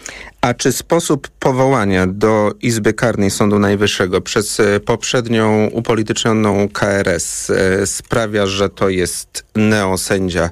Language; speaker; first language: Polish; native; Polish